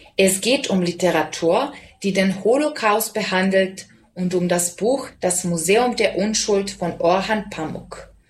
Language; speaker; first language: German; non-native, fluent; Serbian